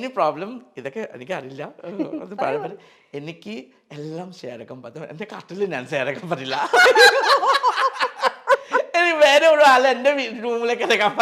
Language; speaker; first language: Malayalam; non-native, learner; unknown